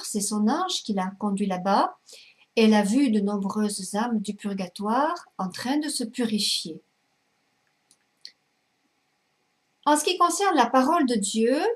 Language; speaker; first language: French; native; French